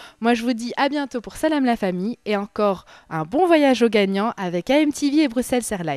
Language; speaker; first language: French; early bilingual, other home language; Arabic